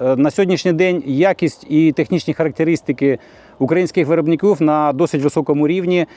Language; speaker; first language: Ukrainian; native; Ukrainian